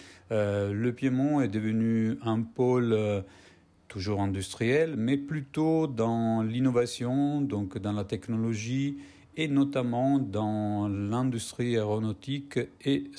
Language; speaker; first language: French; non-native, fluent; Italian